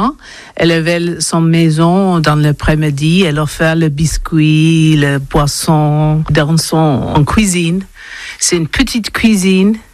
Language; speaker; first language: French; non-native, learner; English